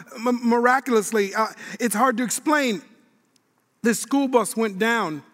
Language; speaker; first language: English; native; English